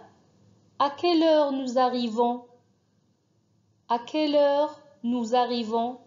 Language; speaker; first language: French; non-native, fluent; Arabic